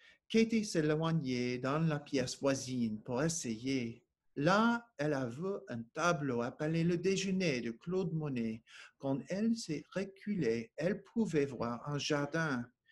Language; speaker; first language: French; non-native, learner; English